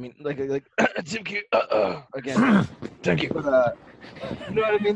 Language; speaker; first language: English; native; English